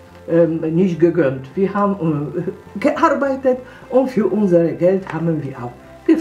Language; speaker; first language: German; non-native, fluent; Polish